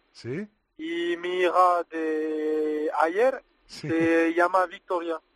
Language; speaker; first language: Spanish; non-native, learner; French